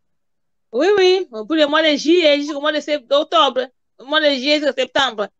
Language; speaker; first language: French; non-native, learner; Portuguese